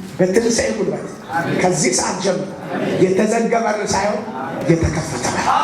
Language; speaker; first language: Amharic; native; Amharic